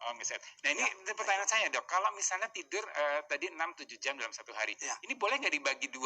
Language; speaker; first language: Indonesian; native; Indonesian